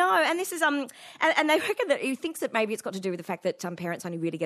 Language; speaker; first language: English; native; English